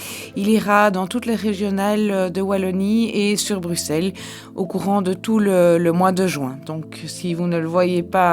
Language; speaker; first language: French; native; French